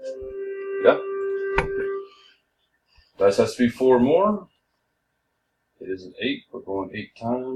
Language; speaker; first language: English; native; English